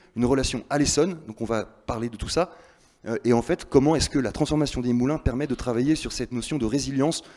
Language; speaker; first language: French; native; French